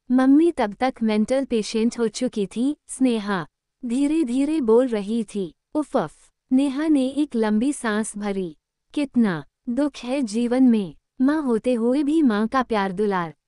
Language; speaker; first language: Hindi; native; Hindi